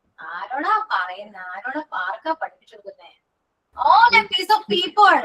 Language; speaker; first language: Malayalam; native; Malayalam